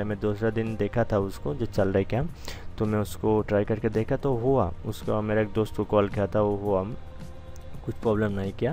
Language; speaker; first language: Hindi; non-native, local second language; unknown